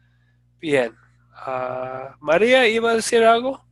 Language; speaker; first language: Spanish; non-native, fluent; English